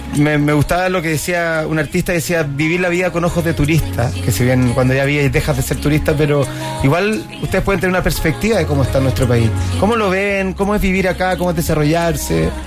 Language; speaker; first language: Spanish; native; Spanish